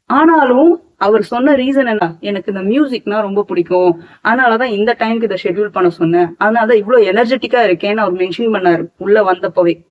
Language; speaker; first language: Tamil; non-native, local second language; Telugu